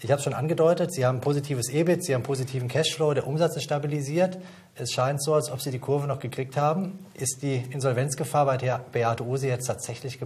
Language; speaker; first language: German; native; German